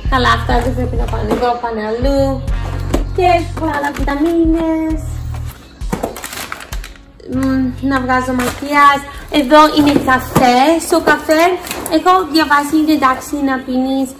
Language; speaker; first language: Greek; early bilingual, heritage; English